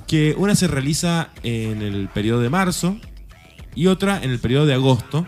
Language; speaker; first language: Spanish; native; Spanish